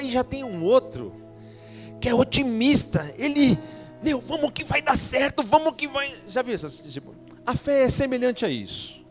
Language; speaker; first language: Portuguese; native; Portuguese